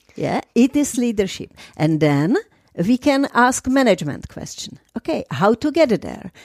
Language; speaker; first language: English; non-native, fluent; Czech